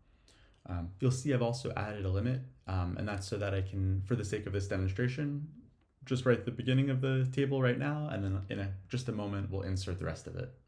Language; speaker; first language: English; native; English